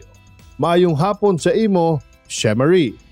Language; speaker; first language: Cebuano; native; Cebuano